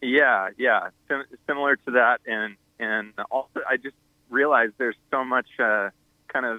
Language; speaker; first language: English; native; English